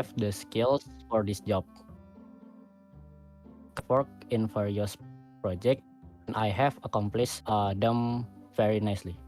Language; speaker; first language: English; non-native, learner; Indonesian